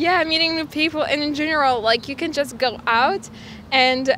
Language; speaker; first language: English; non-native, fluent; Polish